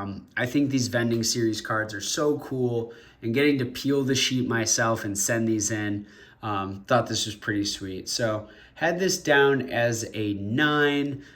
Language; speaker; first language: English; native; English